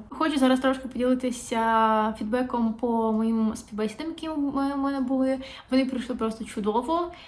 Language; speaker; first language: Ukrainian; native; Ukrainian